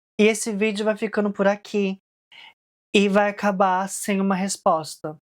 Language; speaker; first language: Portuguese; early bilingual, heritage; Portuguese